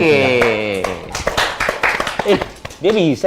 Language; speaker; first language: Indonesian; native; Indonesian